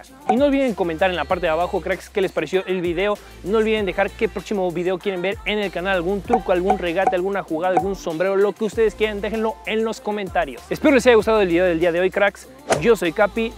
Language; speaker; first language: Spanish; native; Spanish